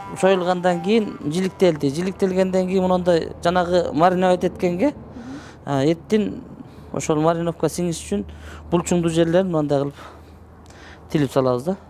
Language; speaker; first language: Kyrgyz; native; Kyrgyz